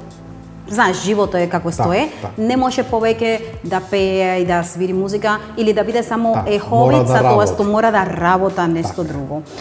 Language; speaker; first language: Macedonian; non-native, fluent; Spanish